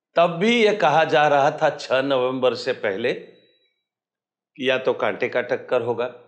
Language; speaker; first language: Hindi; non-native, local second language; Marathi